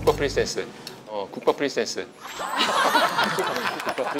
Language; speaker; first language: Korean; native; Korean